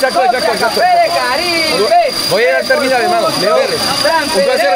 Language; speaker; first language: Spanish; non-native, fluent; French